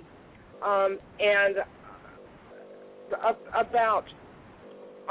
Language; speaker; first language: English; native; English